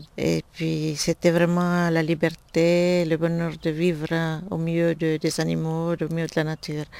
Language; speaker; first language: French; non-native, fluent; Italian